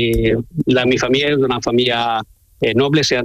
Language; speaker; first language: Spanish; non-native, learner; Italian